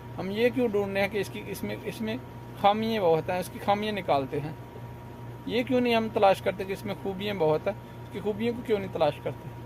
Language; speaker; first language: Urdu; non-native, local second language; Punjabi